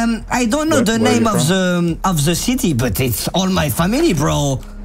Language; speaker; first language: English; non-native, learner; French